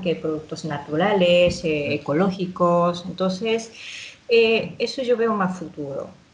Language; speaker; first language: Spanish; non-native, fluent; Japanese